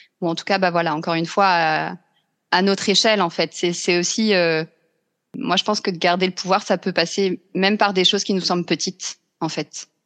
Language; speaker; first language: French; native; French